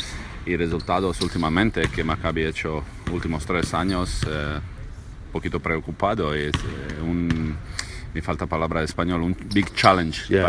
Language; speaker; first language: Spanish; non-native, learner; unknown